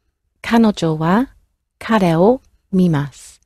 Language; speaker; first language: Japanese; non-native, fluent; English